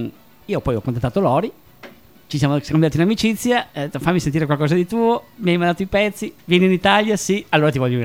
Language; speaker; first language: Italian; native; Italian